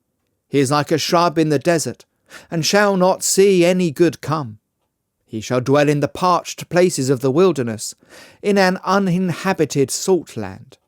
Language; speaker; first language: English; native; English